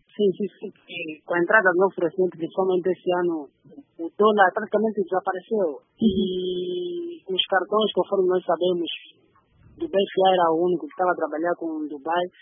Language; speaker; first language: Portuguese; native; Portuguese